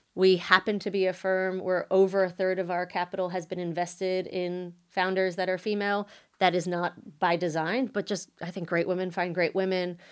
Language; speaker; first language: English; native; English